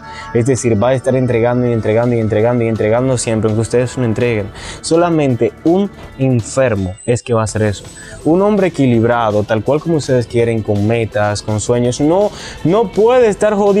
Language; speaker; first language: Spanish; native; Spanish